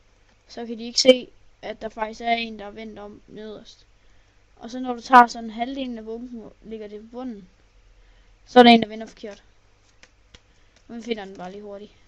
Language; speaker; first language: Danish; native; Danish